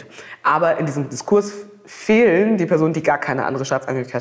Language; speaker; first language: German; native; German